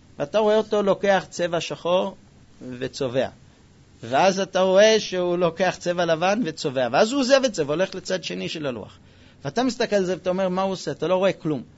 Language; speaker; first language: Hebrew; non-native, fluent; English